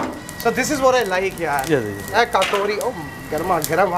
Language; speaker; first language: Hindi; native; Hindi